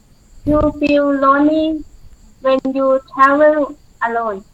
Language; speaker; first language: English; non-native, learner; Thai